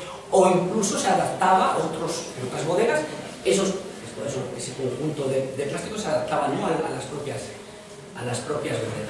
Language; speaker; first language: Spanish; native; Spanish